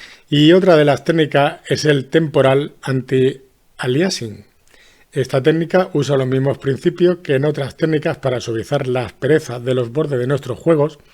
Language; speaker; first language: Spanish; native; Spanish